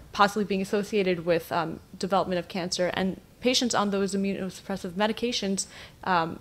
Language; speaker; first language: English; native; English